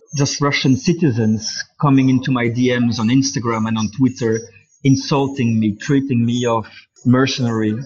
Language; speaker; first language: English; non-native, fluent; Dutch